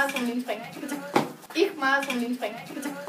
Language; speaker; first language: German; non-native, learner; Danish